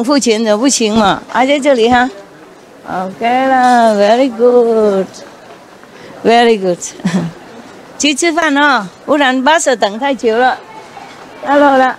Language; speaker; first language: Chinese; non-native, fluent; Vietnamese